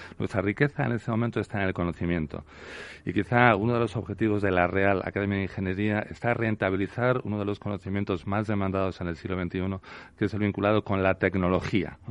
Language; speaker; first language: Spanish; native; Spanish